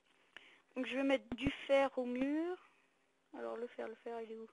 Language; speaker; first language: French; native; French